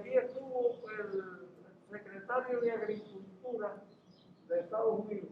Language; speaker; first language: Spanish; native; Spanish